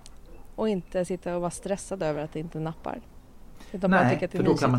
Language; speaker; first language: Swedish; native; Swedish